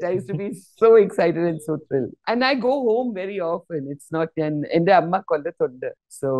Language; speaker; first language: English; non-native, local second language; Malayalam